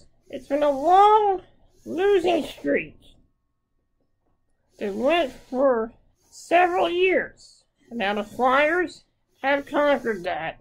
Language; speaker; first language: English; native; English